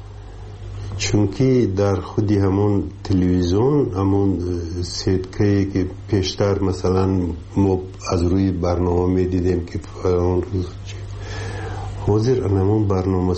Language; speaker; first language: Persian; native; Persian